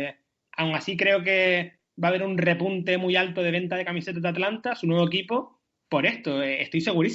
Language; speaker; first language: Spanish; native; Spanish